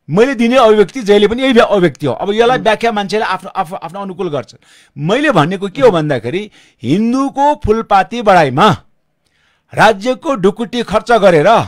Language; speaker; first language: Nepali; non-native, local second language; Sherpa